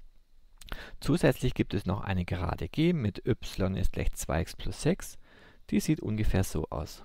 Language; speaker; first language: German; native; German